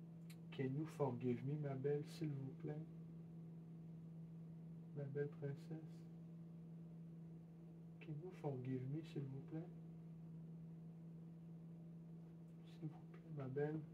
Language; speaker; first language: French; non-native, learner; English